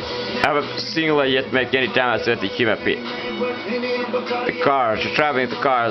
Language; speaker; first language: English; non-native, fluent; Italian